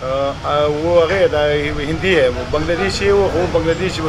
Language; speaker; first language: Hindi; non-native, learner; Pashto